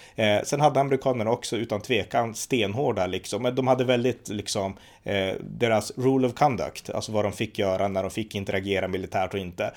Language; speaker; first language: Swedish; native; Swedish